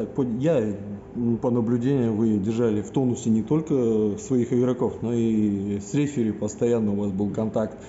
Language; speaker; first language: Russian; native; Russian